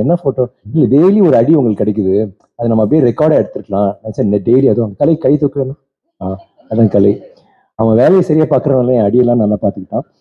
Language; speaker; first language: Tamil; native; Tamil